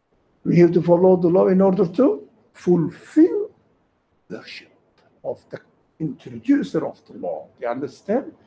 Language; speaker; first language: English; non-native, fluent; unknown